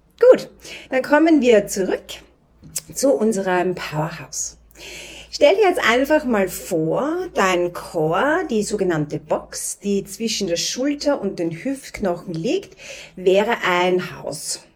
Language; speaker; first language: German; native; German